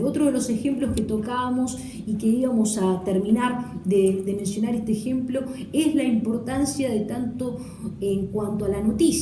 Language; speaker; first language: Spanish; native; Spanish